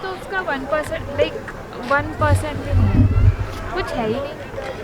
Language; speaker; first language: Hindi; non-native, local second language; Marathi